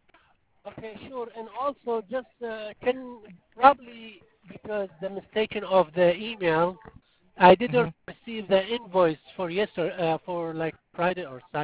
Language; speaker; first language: English; non-native, fluent; Arabic